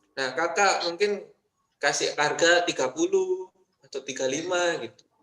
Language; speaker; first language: Indonesian; non-native, local second language; Balinese